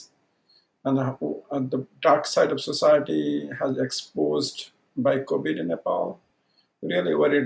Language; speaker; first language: English; non-native, local second language; Maithili